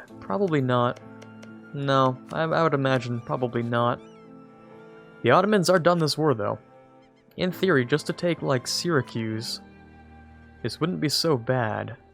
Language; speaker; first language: English; native; English